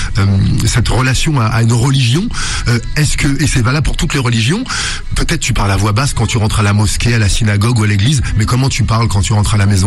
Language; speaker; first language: French; native; French